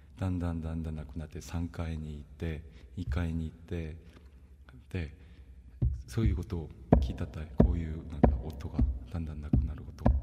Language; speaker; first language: Japanese; non-native, fluent; Korean